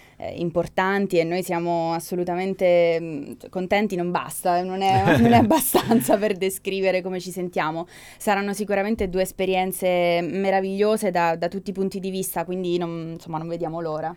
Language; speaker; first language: Italian; native; Italian